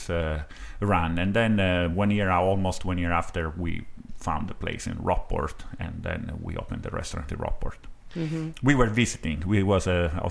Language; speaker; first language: English; non-native, fluent; Italian